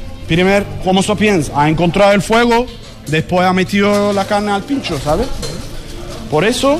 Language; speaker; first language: Spanish; non-native, fluent; Turkish